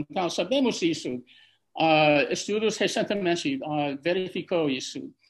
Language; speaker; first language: Portuguese; non-native, fluent; English